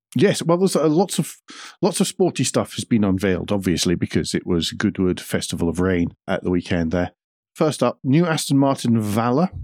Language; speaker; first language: English; native; English